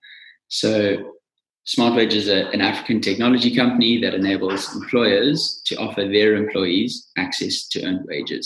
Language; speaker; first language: English; native; English